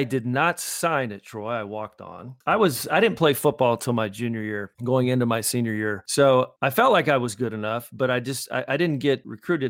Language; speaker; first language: English; native; English